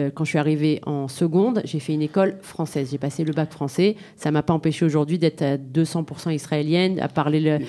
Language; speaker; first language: French; native; French